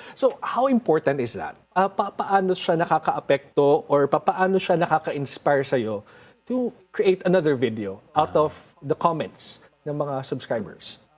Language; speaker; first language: Filipino; native; Filipino